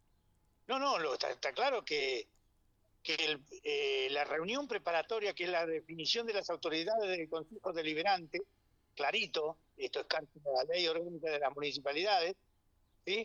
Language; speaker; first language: Spanish; native; Spanish